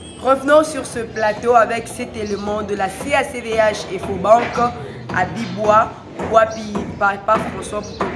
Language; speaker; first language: French; non-native, local second language; Lingala